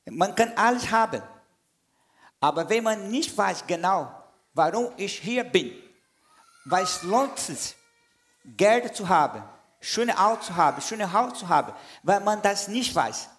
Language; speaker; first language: German; non-native, fluent; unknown